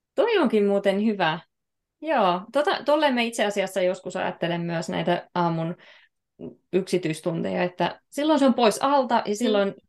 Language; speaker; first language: Finnish; native; Finnish